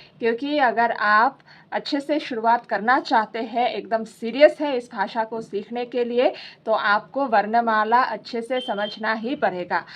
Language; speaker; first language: Hindi; non-native, local second language; Assamese